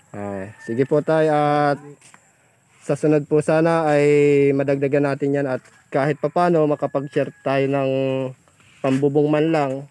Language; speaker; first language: Filipino; native; Filipino